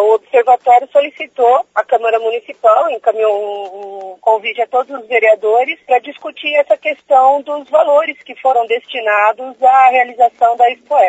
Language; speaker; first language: Portuguese; native; Portuguese